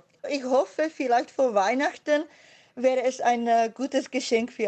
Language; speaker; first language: German; non-native, fluent; Czech